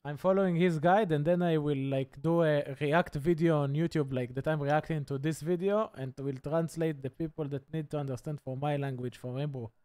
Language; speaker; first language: English; non-native, learner; Hebrew